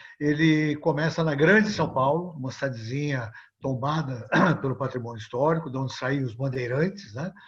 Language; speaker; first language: Portuguese; native; Portuguese